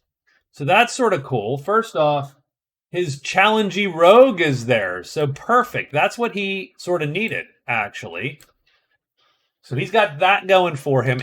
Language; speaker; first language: English; native; English